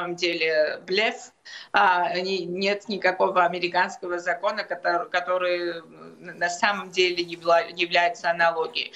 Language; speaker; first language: Russian; non-native, local second language; Georgian